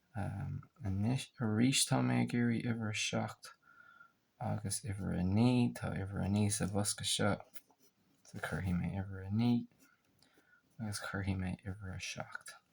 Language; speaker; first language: Irish; native; Irish